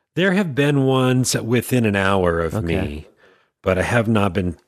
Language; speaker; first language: English; native; English